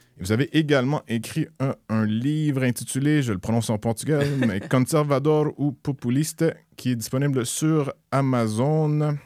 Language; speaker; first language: French; native; French